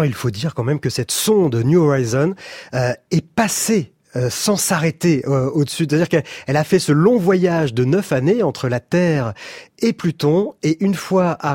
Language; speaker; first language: French; native; French